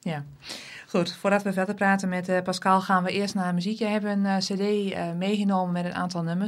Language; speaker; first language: Dutch; native; Dutch